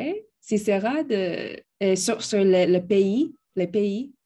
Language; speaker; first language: French; non-native, learner; Spanish